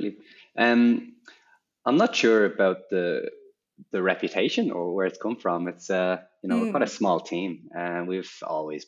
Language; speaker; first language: English; native; English